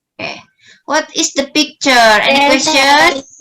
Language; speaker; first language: English; non-native, learner; Indonesian